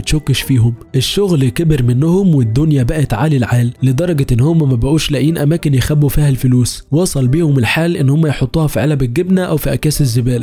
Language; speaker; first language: Arabic; native; Arabic